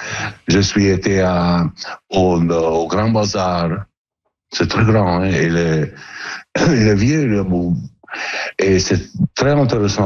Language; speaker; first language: French; non-native, learner; Italian